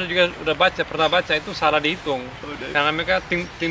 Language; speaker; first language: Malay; early bilingual, other home language; German